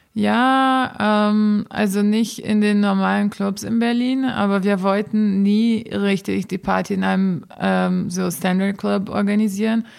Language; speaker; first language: German; non-native, fluent; Portuguese